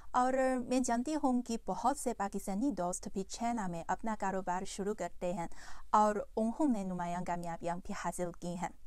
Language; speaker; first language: Urdu; non-native, fluent; Chinese